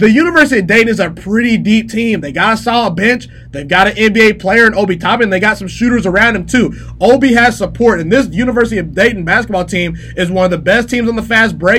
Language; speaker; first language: English; native; English